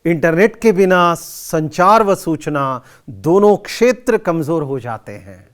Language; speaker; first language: Hindi; non-native, local second language; Kannada